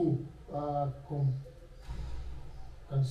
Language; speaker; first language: Spanish; non-native, learner; Russian